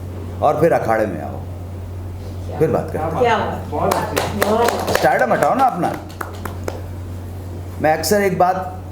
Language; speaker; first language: Hindi; native; Hindi